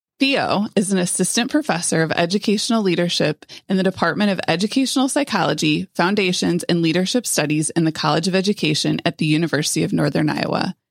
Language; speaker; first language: English; native; English